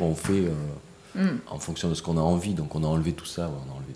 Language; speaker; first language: French; native; French